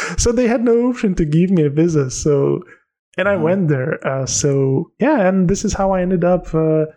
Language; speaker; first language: English; non-native, fluent; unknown